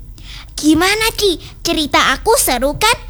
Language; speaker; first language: Indonesian; native; Indonesian